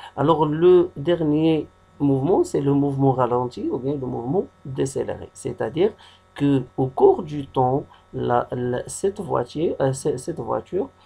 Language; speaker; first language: French; non-native, local second language; Arabic